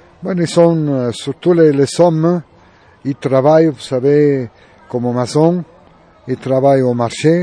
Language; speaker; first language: French; non-native, learner; Spanish